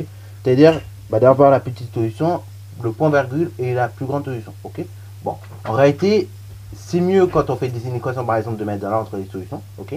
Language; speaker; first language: French; native; French